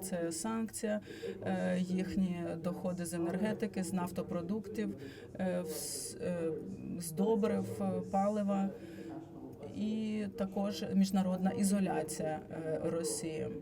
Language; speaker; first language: Ukrainian; non-native, fluent; Latvian